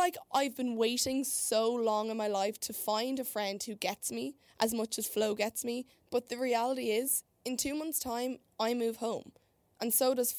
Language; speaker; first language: English; native; English